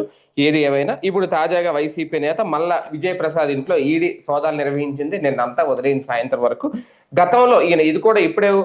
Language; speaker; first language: Telugu; native; Telugu